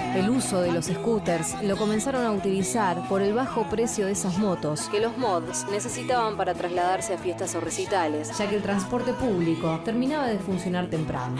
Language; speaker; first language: Spanish; native; Spanish